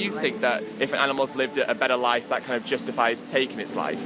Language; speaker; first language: English; native; English